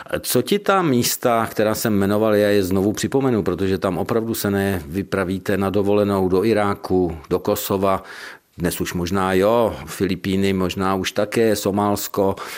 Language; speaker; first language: Czech; native; Czech